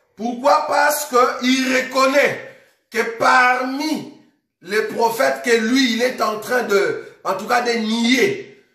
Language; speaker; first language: French; non-native, local second language; Lingala